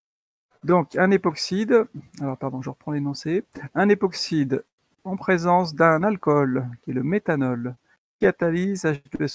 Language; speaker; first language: French; native; French